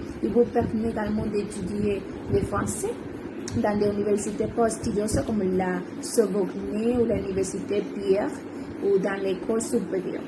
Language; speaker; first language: French; non-native, learner; Spanish